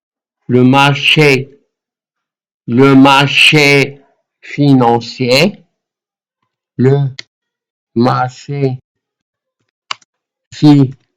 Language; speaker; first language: French; non-native, local second language; Arabic